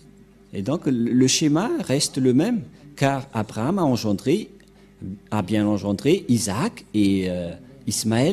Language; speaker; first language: French; non-native, local second language; Malagasy